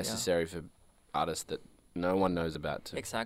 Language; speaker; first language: English; native; English